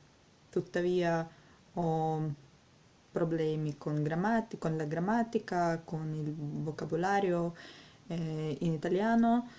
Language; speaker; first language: Italian; non-native, learner; Russian